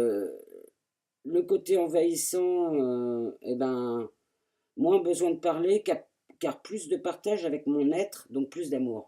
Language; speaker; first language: French; native; French